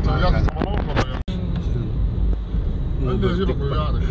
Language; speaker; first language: Arabic; native; Arabic